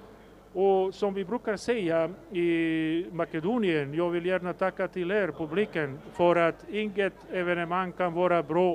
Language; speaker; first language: Swedish; non-native, fluent; Macedonian